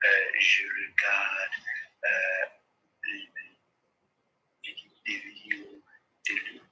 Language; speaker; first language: French; non-native, learner; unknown